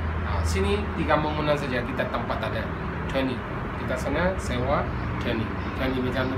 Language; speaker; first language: Indonesian; non-native, learner; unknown